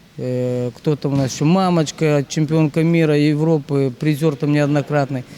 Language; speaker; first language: Russian; native; Russian